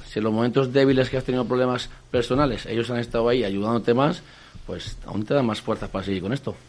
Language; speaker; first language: Spanish; native; Spanish